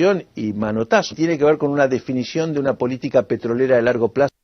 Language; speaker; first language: Spanish; native; Spanish